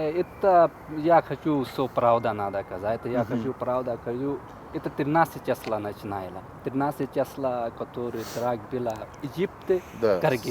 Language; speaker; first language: Russian; non-native, learner; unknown